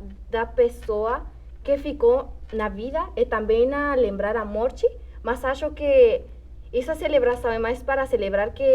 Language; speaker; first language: Portuguese; non-native, fluent; Spanish